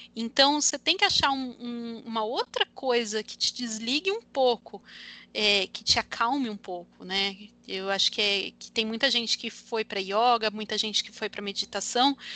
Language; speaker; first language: Portuguese; native; Portuguese